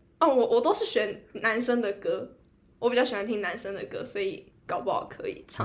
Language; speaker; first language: Chinese; native; Chinese